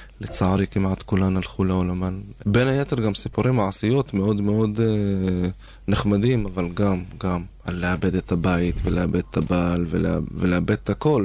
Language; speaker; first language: Hebrew; non-native, local second language; Arabic